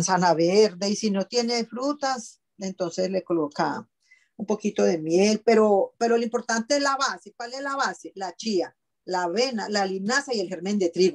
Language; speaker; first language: Spanish; native; Spanish